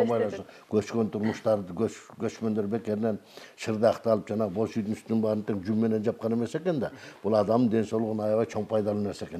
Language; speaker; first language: Kyrgyz; native; Kyrgyz